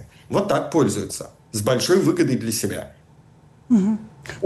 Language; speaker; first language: Russian; native; Russian